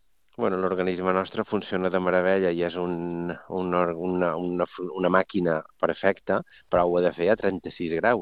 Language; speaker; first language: Catalan; native; Catalan